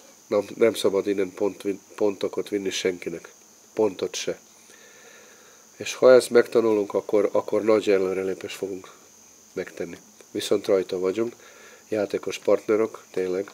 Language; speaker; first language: Hungarian; non-native, fluent; Serbian